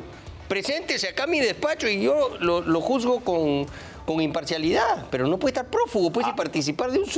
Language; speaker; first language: Spanish; native; Spanish